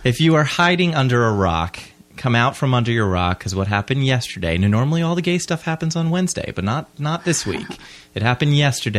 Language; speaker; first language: English; native; English